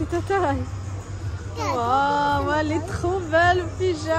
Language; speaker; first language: French; native; French